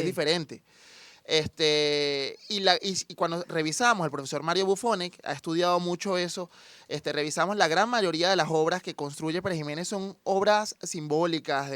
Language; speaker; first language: Spanish; native; Spanish